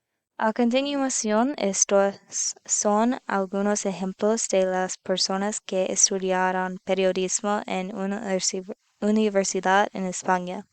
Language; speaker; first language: Spanish; non-native, learner; English